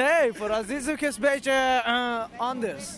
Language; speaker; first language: Dutch; non-native, learner; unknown